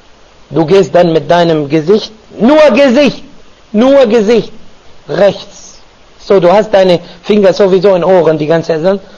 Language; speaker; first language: German; non-native, fluent; Arabic